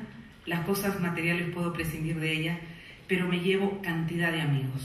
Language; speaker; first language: Spanish; native; Spanish